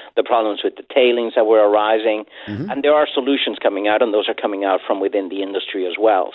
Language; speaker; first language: English; non-native, fluent; Spanish